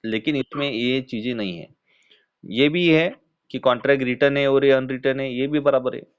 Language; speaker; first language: Hindi; non-native, local second language; Marathi